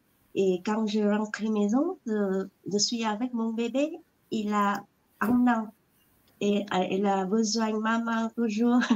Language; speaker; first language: French; non-native, learner; Vietnamese